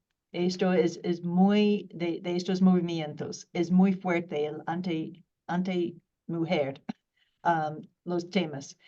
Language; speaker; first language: Spanish; non-native, fluent; English